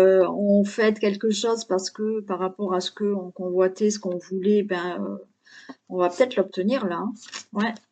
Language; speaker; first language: French; native; French